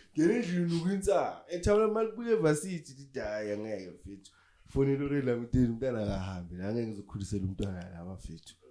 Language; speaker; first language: Zulu; native; Zulu